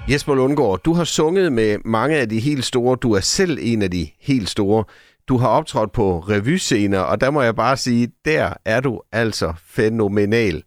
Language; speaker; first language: Danish; native; Danish